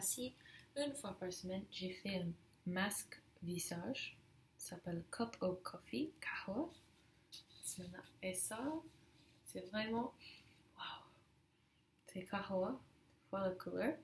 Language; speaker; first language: French; non-native, learner; English